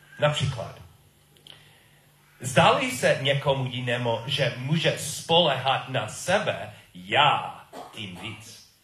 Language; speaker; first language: Czech; non-native, learner; English